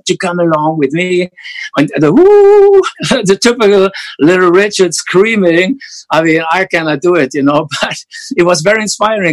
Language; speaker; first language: English; non-native, fluent; German